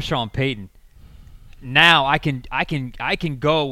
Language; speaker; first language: English; native; English